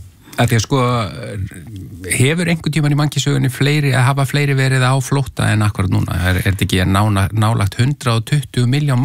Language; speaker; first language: Icelandic; native; Icelandic